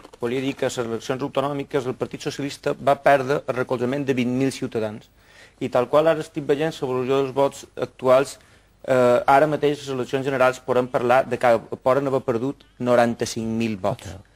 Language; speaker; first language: Catalan; native; Catalan